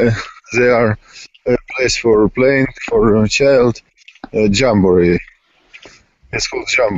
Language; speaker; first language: English; non-native, learner; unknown